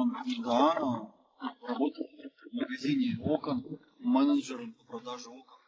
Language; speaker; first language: Russian; native; Russian